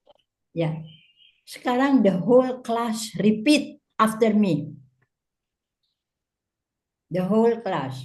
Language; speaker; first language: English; non-native, fluent; Indonesian